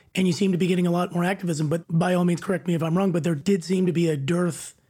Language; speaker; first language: English; native; English